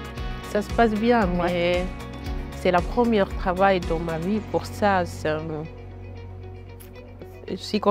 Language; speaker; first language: French; non-native, learner; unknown